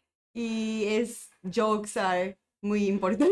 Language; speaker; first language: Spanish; non-native, learner; Japanese